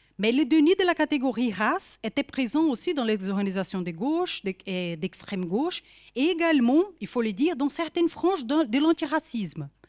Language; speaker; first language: French; non-native, fluent; Portuguese